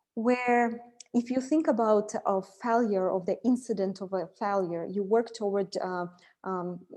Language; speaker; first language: English; non-native, fluent; Russian